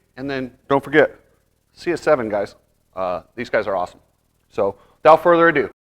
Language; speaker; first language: English; native; English